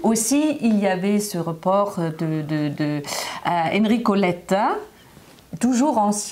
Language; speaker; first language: French; non-native, fluent; German